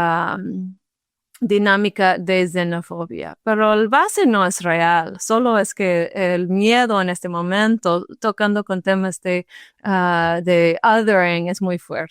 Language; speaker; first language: Spanish; non-native, fluent; English